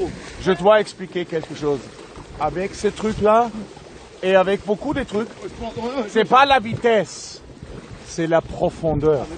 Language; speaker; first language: French; non-native, fluent; German